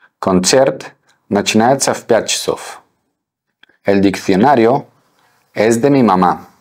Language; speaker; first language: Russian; non-native, fluent; Spanish